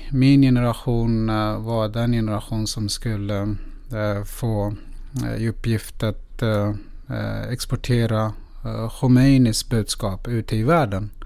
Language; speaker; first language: Swedish; non-native, fluent; Persian